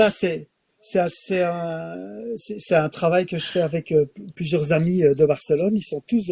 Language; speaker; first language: French; native; French